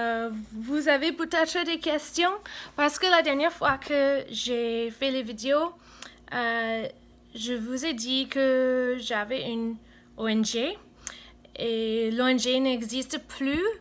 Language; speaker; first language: French; non-native, fluent; English